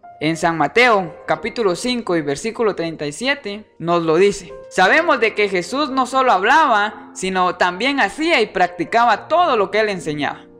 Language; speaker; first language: Spanish; native; Spanish